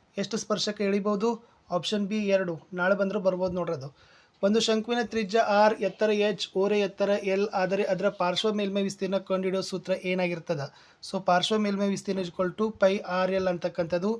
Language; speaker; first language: Kannada; native; Kannada